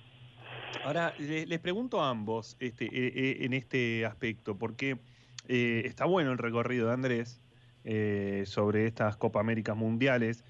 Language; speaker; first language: Spanish; native; Spanish